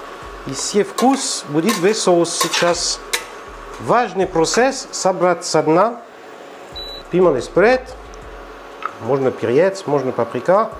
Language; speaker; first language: Russian; non-native, learner; French